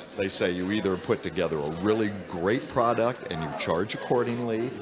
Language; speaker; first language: English; native; English